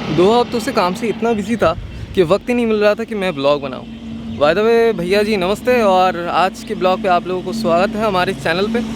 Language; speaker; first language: Hindi; non-native, local second language; Bangla